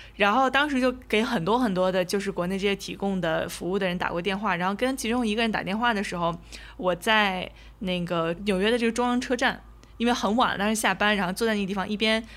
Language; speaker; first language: Chinese; native; Chinese